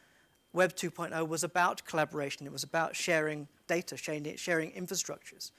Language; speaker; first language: English; native; English